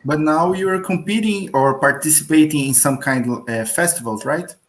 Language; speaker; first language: English; non-native, learner; Portuguese